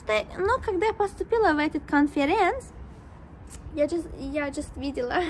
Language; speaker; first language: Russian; non-native, learner; Turkish